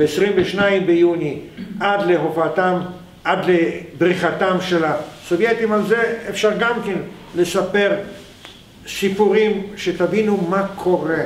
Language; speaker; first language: Hebrew; non-native, fluent; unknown